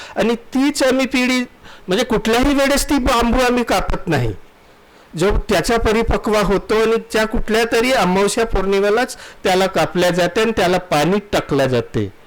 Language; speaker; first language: Marathi; non-native, local second language; Gondi